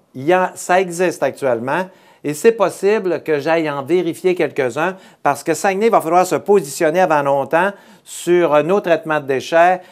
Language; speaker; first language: French; native; French